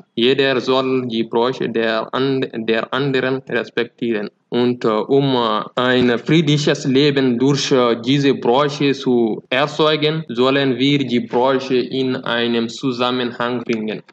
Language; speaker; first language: German; non-native, fluent; Fula